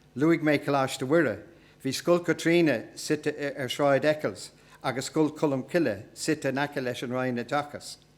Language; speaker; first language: Irish; non-native, local second language; English